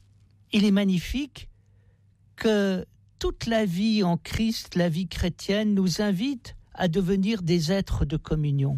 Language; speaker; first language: French; native; French